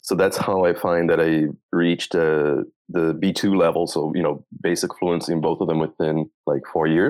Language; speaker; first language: English; non-native, fluent; Portuguese